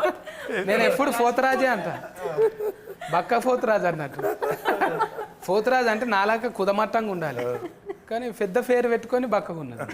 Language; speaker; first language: Telugu; native; Telugu